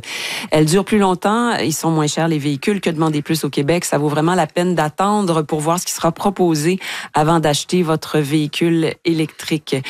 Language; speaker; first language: French; native; French